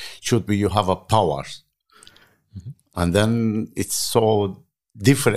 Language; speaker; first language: English; non-native, learner; Arabic